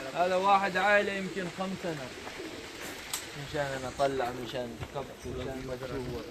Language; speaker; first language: Arabic; non-native, learner; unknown